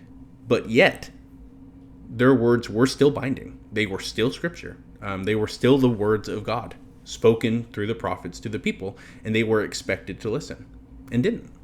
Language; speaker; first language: English; native; English